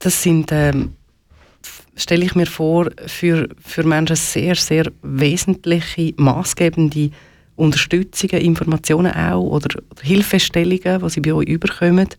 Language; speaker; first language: German; native; German